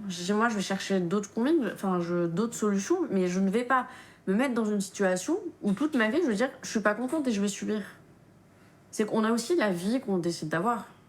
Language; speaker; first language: French; native; French